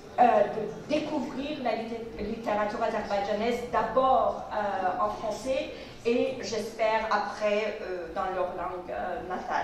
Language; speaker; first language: French; non-native, fluent; Azerbaijani